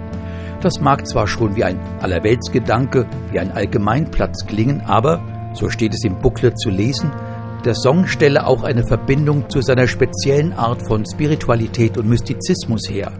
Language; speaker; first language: German; native; German